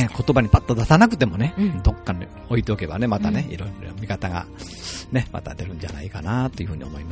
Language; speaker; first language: Japanese; native; Japanese